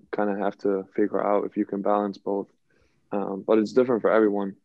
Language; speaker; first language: English; non-native, fluent; German